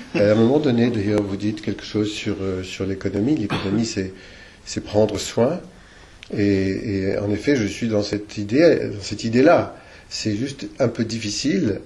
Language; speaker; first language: French; native; French